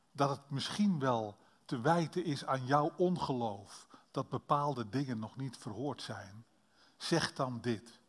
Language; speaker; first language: Dutch; native; Dutch